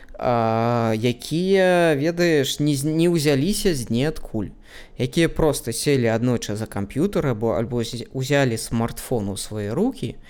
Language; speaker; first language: Belarusian; non-native, local second language; Russian